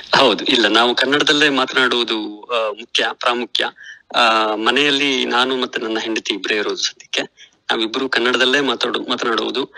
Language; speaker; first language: Kannada; native; Kannada